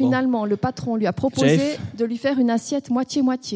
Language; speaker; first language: French; native; French